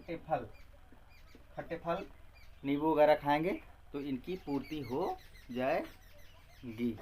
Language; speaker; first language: Hindi; native; Hindi